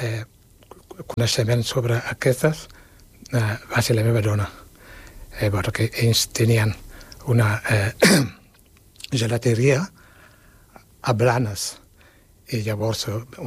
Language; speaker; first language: Catalan; non-native, fluent; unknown